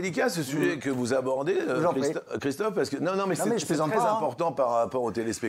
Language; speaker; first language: French; native; French